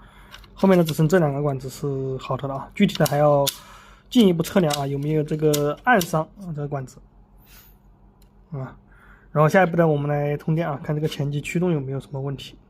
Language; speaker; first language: Chinese; native; Chinese